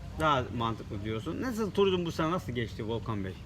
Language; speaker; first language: Turkish; native; Turkish